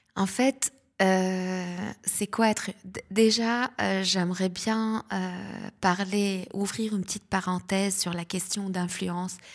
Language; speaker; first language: French; non-native, local second language; Arabic